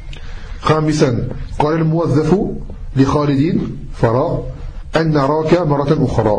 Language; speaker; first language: Arabic; non-native, fluent; French